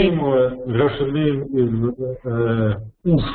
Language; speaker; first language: English; non-native, learner; Russian